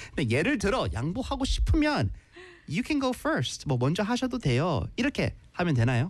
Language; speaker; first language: Korean; native; Korean